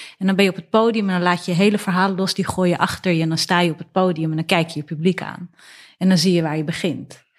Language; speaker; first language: Dutch; early bilingual, other home language; Persian